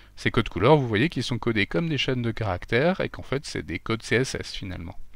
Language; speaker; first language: French; native; French